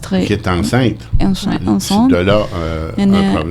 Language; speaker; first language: French; native; French